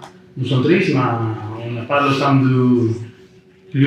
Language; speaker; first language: French; non-native, fluent; Spanish